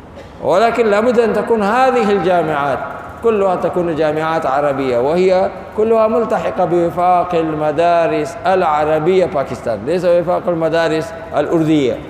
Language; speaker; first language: Arabic; non-native, fluent; Urdu